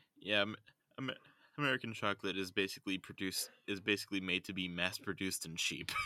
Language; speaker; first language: English; native; English